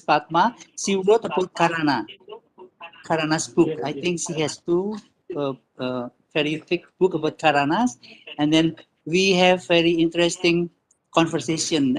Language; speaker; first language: English; non-native, learner; Indonesian